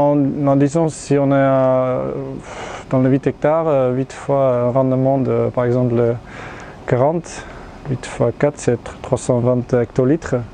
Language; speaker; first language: French; non-native, fluent; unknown